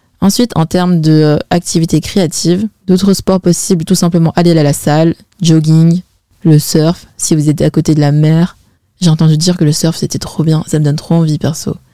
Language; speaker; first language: French; early bilingual, other home language; Chinese